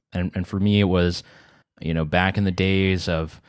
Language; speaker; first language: English; native; English